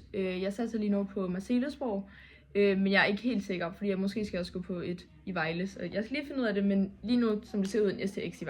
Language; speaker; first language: Danish; native; Danish